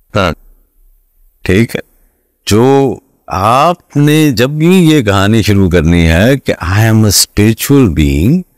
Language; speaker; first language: Urdu; non-native, local second language; Punjabi